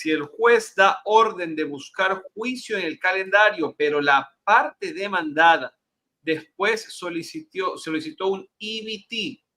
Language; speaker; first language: Spanish; native; Spanish